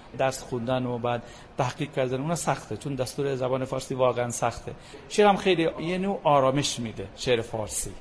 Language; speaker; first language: Persian; non-native, fluent; Bangla